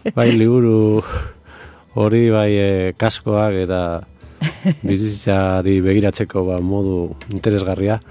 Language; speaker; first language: Basque; native; Basque